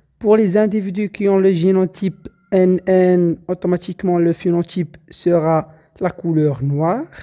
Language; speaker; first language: French; non-native, local second language; Arabic